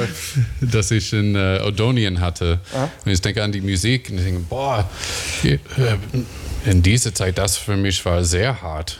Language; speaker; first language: German; non-native, learner; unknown